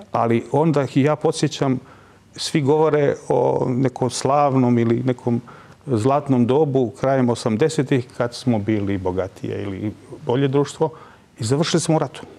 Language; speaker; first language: Serbian; non-native, local second language; Albanian